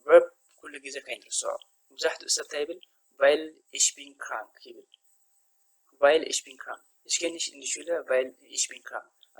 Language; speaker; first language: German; non-native, fluent; Tigrinya